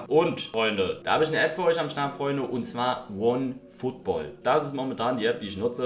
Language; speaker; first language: German; native; German